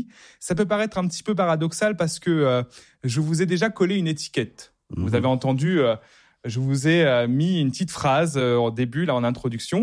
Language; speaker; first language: French; native; French